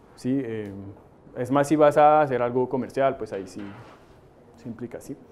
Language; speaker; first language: Spanish; non-native, fluent; French